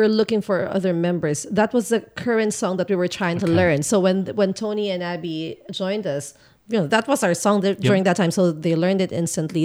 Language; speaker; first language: English; non-native, local second language; Filipino